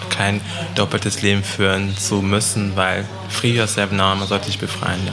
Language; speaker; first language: German; non-native, fluent; French